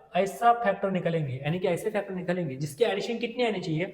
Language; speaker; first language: Hindi; non-native, local second language; Marathi